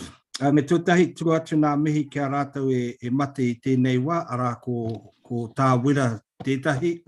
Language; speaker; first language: Māori; non-native, local second language; English